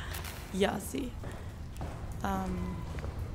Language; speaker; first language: Spanish; non-native, learner; English